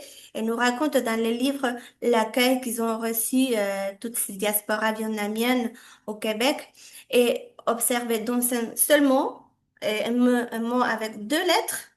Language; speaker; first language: French; non-native, fluent; Spanish